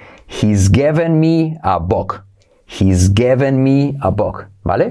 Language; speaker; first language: English; non-native, fluent; Spanish